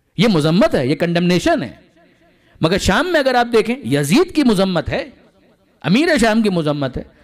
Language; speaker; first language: Urdu; non-native, local second language; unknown